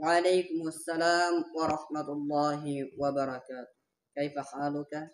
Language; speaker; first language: Arabic; non-native, learner; Bangla